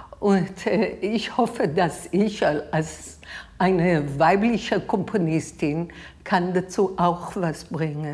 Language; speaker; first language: German; non-native, fluent; Hebrew